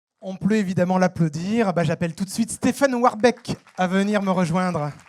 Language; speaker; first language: French; native; French